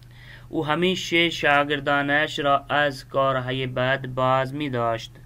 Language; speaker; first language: Persian; non-native, fluent; Urdu